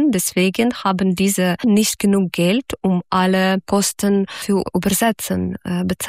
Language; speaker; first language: German; non-native, fluent; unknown